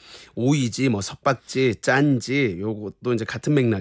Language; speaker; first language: Korean; native; Korean